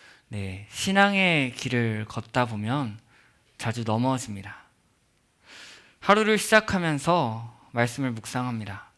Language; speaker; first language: Korean; native; Korean